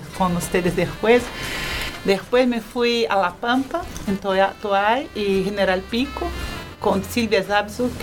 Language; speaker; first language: Spanish; non-native, learner; Portuguese